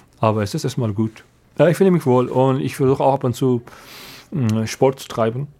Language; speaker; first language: German; non-native, fluent; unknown